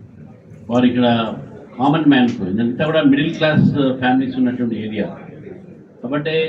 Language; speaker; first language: Telugu; native; Telugu